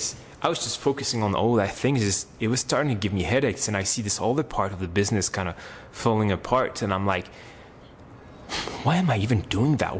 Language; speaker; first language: English; non-native, fluent; French